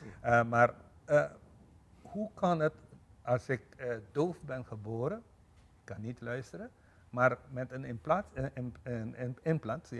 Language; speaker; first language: Dutch; non-native, local second language; Papiamento